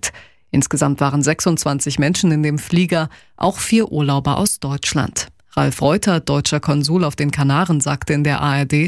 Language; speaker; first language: German; native; German